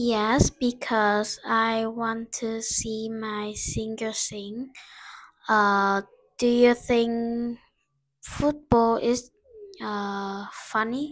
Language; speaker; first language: English; non-native, learner; Vietnamese